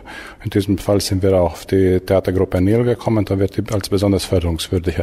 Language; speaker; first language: German; native; German